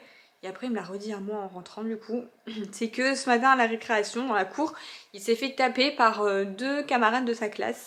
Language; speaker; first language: French; native; French